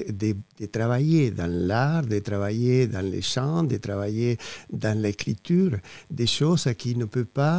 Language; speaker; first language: French; non-native, fluent; Spanish